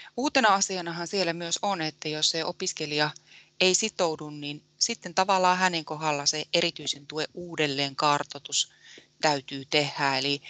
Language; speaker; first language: Finnish; native; Finnish